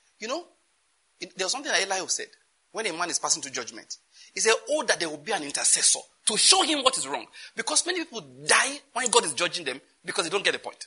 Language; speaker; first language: English; non-native, local second language; Yoruba